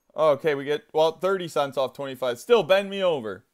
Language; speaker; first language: English; native; English